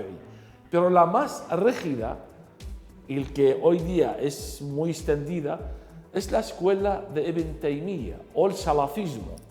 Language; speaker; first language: Spanish; non-native, fluent; Arabic